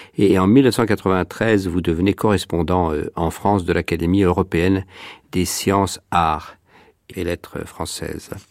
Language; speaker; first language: French; native; French